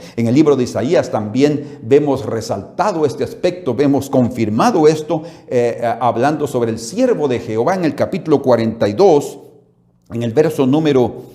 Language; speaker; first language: Spanish; native; Spanish